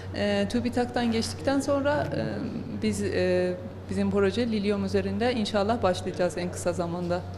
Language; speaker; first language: Turkish; non-native, fluent; Persian